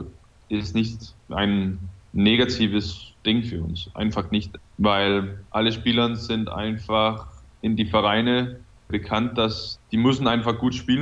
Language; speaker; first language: German; non-native, fluent; Danish